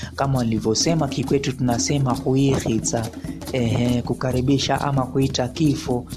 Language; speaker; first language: Swahili; non-native, local second language; Luyia